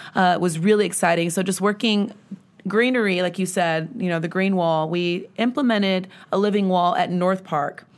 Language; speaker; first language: English; native; English